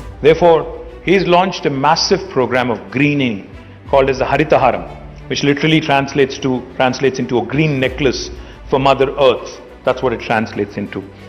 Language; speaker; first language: English; non-native, local second language; Telugu